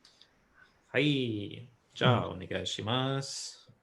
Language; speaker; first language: Japanese; non-native, fluent; English